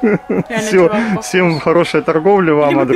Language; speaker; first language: Russian; native; Russian